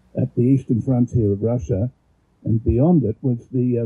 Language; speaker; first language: English; native; English